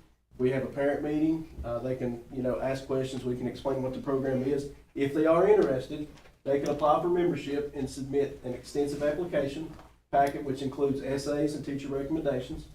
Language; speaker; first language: English; native; English